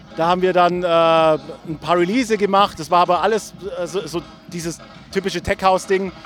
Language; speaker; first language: German; native; German